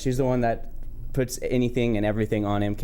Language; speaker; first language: English; native; English